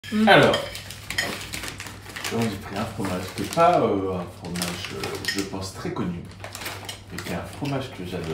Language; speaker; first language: French; native; French